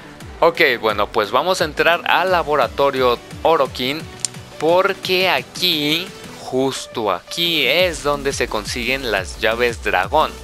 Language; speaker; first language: Spanish; native; Spanish